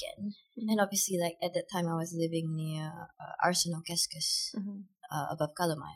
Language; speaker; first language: English; native; English